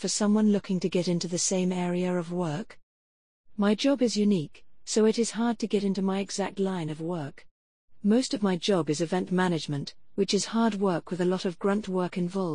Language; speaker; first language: English; native; English